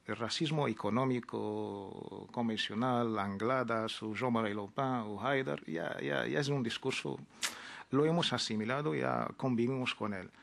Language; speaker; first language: Spanish; non-native, fluent; Arabic